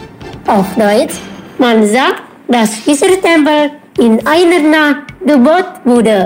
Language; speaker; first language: German; non-native, learner; Indonesian